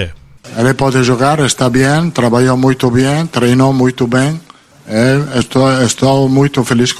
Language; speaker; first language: Portuguese; non-native, fluent; Italian